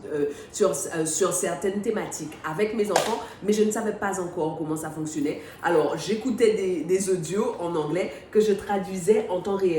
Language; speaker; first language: French; native; French